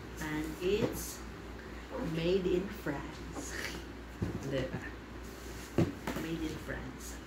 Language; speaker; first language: English; non-native, local second language; Filipino